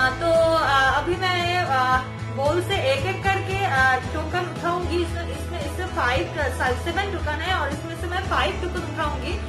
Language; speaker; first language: Hindi; non-native, local second language; Bangla